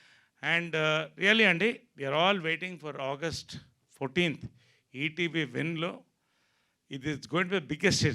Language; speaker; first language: Telugu; native; Telugu